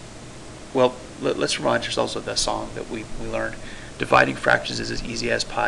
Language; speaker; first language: English; native; English